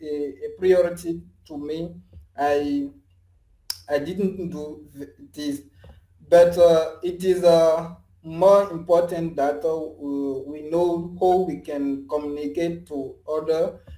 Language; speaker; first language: English; non-native, learner; French